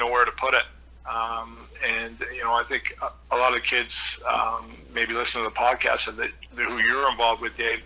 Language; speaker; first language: English; native; English